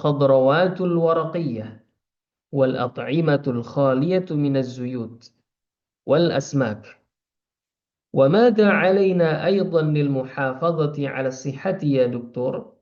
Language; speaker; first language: Arabic; non-native, fluent; Indonesian